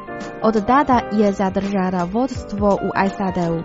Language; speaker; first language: Croatian; non-native, fluent; Chinese